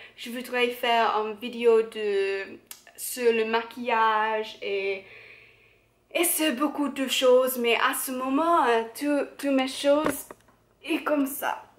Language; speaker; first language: French; non-native, learner; English